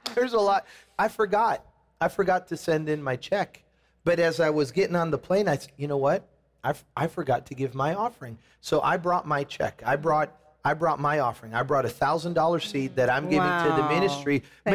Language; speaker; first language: English; native; English